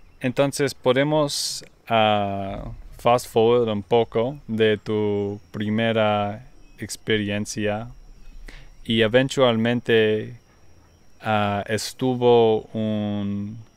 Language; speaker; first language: Spanish; non-native, learner; English